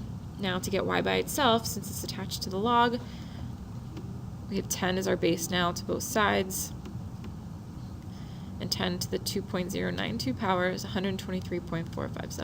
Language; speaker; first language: English; native; English